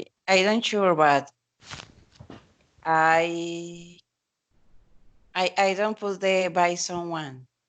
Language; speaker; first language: English; non-native, learner; Spanish